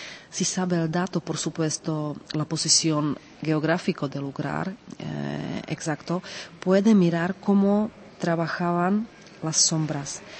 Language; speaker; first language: Spanish; non-native, fluent; Czech